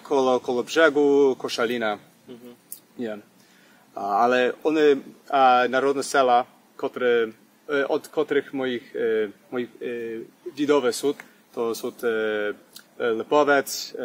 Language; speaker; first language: Polish; early bilingual, heritage; Polish